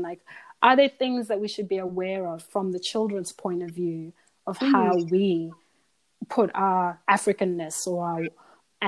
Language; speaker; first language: English; non-native, local second language; Shona